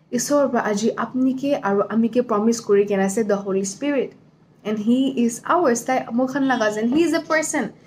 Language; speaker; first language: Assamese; non-native, local second language; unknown